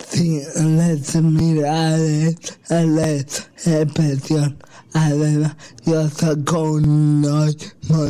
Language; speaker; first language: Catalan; non-native, local second language; Spanish